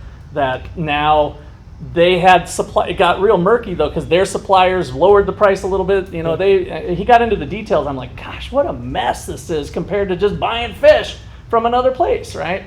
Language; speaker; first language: English; native; English